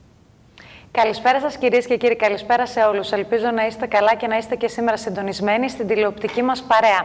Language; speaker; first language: Greek; native; Greek